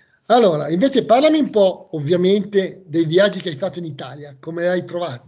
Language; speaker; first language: Italian; native; Italian